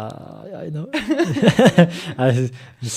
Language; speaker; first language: Spanish; non-native, learner; Turkish